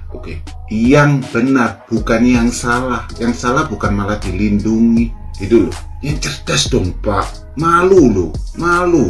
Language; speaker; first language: Indonesian; non-native, local second language; Javanese